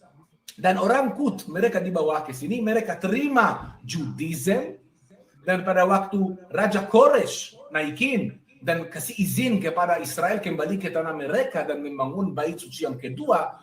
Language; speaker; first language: Indonesian; non-native, fluent; Hebrew